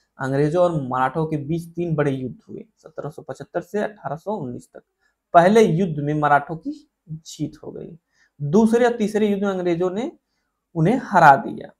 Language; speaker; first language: Hindi; native; Hindi